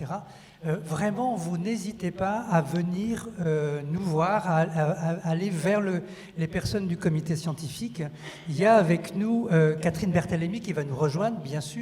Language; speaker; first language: French; native; French